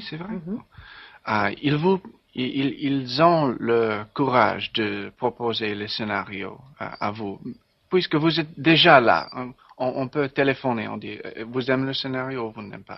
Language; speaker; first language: French; non-native, learner; English